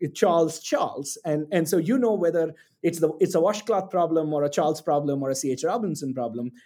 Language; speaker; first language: English; non-native, local second language; Tamil